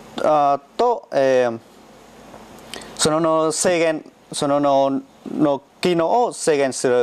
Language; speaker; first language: Japanese; non-native, learner; Vietnamese